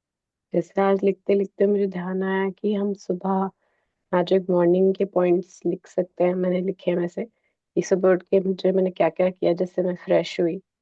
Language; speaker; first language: Hindi; native; Hindi